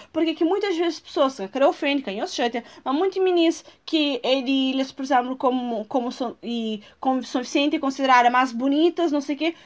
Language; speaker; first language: Portuguese; non-native, local second language; Kabuverdianu